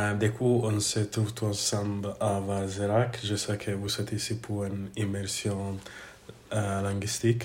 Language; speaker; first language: French; non-native, fluent; English